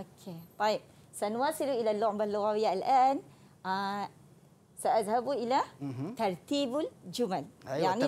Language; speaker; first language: Arabic; non-native, fluent; Malay